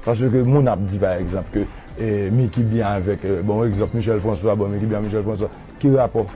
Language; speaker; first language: Haitian Creole; native; Haitian Creole